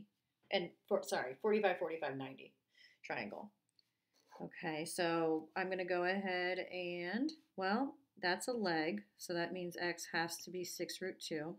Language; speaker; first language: English; native; English